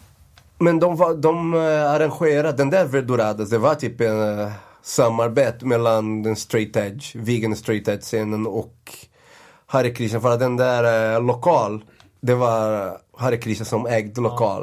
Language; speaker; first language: Swedish; non-native, fluent; Portuguese